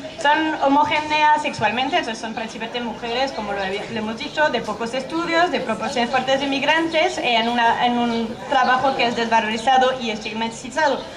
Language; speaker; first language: Spanish; non-native, fluent; French